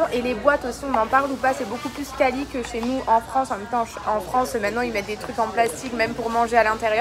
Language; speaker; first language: French; native; French